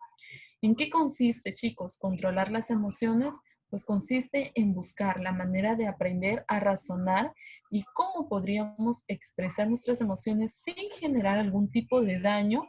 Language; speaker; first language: Spanish; native; Spanish